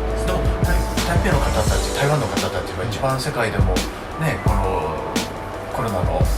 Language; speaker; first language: Japanese; native; Japanese